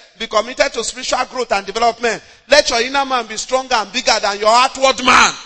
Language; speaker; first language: English; non-native, local second language; Yoruba